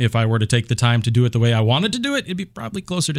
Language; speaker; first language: English; native; English